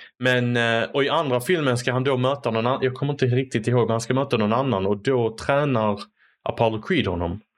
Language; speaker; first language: Swedish; early bilingual, other home language; Arabic